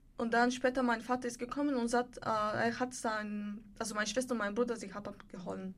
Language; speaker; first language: German; non-native, learner; Bulgarian